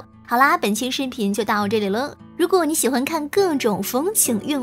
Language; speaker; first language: Chinese; native; Chinese